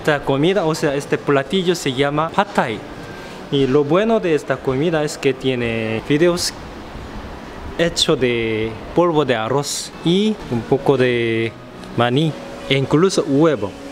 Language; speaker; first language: Spanish; non-native, fluent; Korean